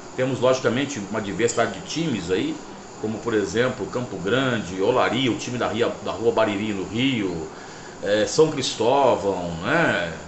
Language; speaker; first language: Portuguese; native; Portuguese